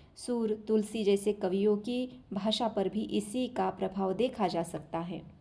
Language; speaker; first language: Hindi; non-native, local second language; Marathi